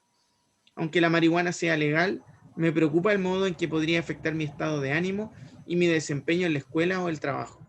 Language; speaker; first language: Spanish; native; Spanish